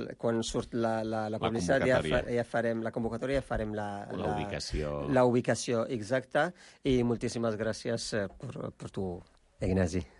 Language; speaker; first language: Catalan; non-native, fluent; Arabic